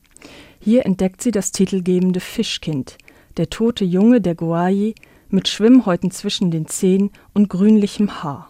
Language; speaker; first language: German; native; German